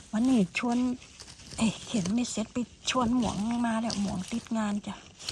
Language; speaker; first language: Thai; native; Thai